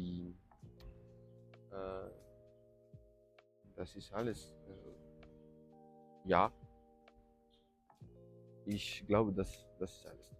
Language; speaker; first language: German; non-native, learner; French